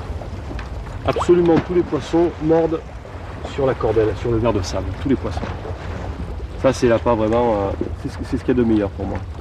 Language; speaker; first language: French; native; French